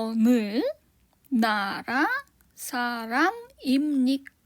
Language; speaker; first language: Korean; non-native, fluent; Tajik